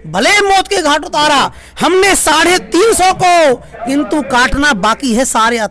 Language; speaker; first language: Hindi; native; Hindi